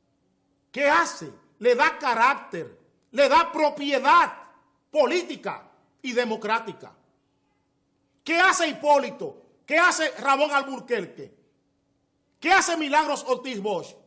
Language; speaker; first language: Spanish; native; Spanish